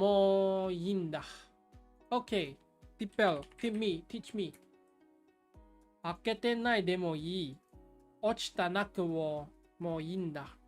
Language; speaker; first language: Japanese; non-native, learner; English